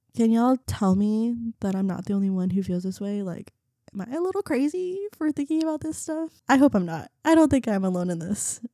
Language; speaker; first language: English; early bilingual, other home language; Vietnamese